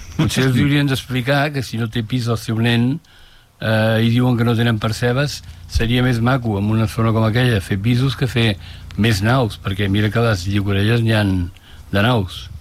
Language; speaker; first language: Catalan; native; Catalan